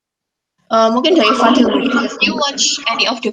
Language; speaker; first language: English; non-native, fluent; Indonesian